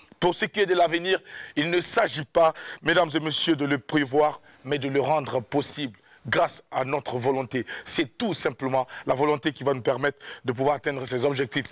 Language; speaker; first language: French; non-native, local second language; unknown